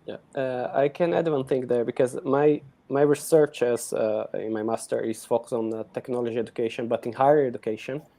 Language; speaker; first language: English; non-native, fluent; Portuguese